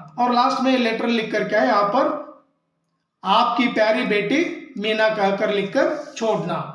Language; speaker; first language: Hindi; non-native, local second language; Kannada